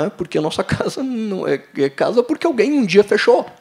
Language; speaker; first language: Portuguese; native; Portuguese